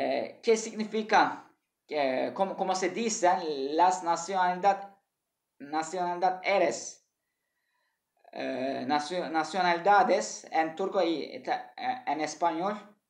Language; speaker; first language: Spanish; non-native, learner; Turkish